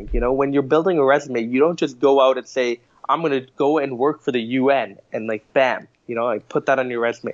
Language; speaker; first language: English; native; English